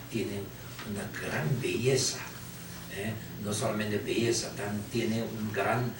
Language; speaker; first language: Spanish; non-native, learner; Chinese